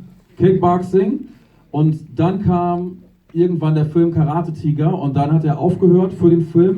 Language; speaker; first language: German; native; German